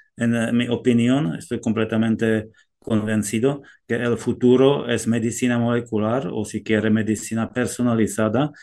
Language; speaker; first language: Spanish; non-native, fluent; Czech